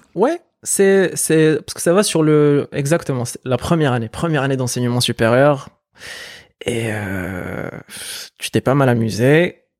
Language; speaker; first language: French; non-native, local second language; Arabic